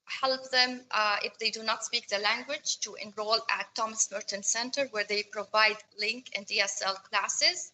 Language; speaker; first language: English; non-native, fluent; Arabic